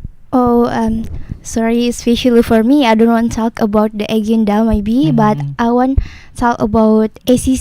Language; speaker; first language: English; non-native, learner; Indonesian